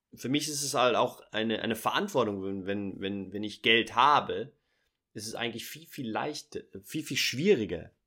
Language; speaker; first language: German; early bilingual, heritage; Portuguese